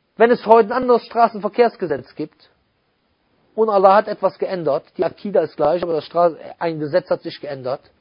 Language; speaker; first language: German; native; German